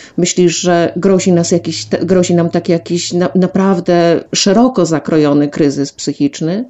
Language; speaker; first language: Polish; native; Polish